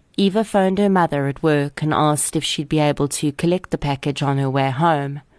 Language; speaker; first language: English; native; English